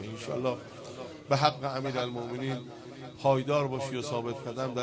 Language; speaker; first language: Persian; native; Persian